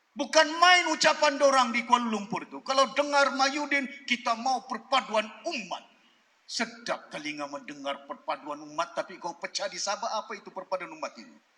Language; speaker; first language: Malay; native; Malay